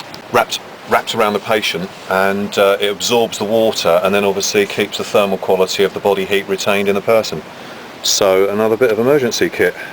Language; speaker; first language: English; native; English